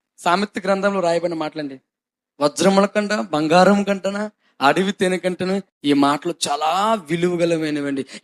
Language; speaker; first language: Telugu; non-native, local second language; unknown